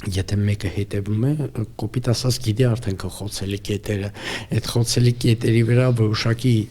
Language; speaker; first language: Armenian; native; Armenian